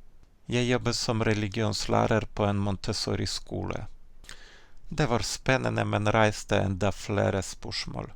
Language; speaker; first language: Norwegian; non-native, fluent; Ukrainian